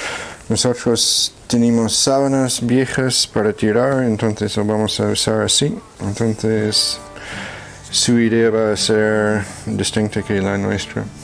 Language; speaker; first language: Spanish; non-native, fluent; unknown